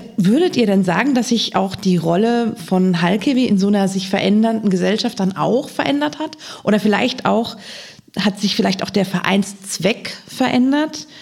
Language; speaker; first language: German; native; German